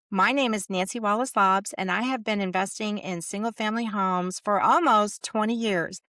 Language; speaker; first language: English; native; English